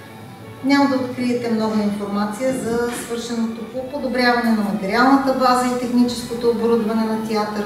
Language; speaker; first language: Bulgarian; native; Bulgarian